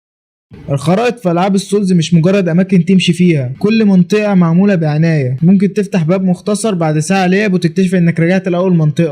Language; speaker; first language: Arabic; native; Arabic